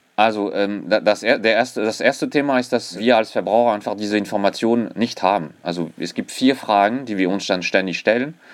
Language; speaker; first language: German; non-native, fluent; French